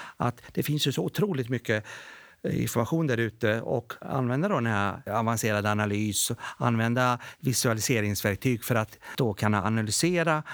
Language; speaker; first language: Swedish; early bilingual, other home language; Bosnian